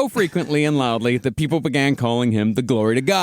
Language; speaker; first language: English; native; English